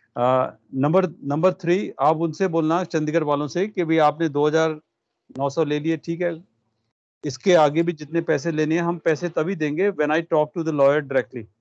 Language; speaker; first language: Hindi; non-native, local second language; Punjabi